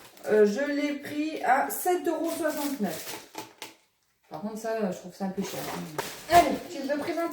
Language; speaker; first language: French; native; French